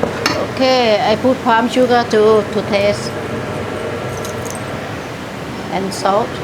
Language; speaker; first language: English; non-native, learner; Thai